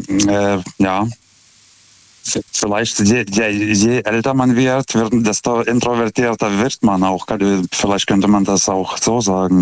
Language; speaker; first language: German; non-native, fluent; Lithuanian